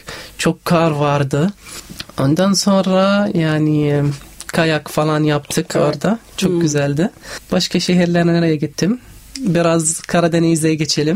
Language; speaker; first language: Turkish; non-native, learner; Arabic